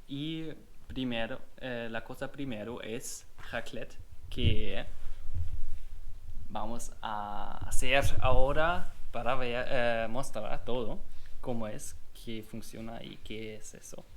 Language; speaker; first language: Spanish; non-native, learner; German